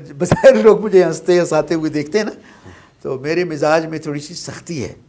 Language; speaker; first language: Urdu; non-native, local second language; Sindhi